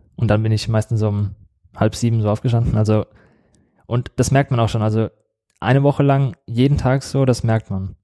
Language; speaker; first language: German; native; German